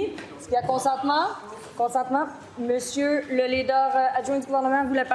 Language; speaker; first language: French; native; French